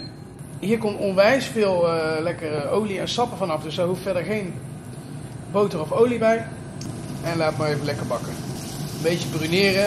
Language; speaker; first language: Dutch; native; Dutch